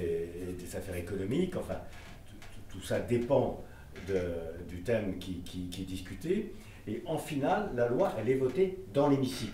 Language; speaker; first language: French; native; French